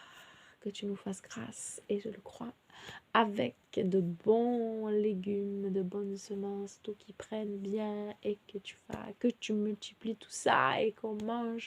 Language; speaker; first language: French; native; French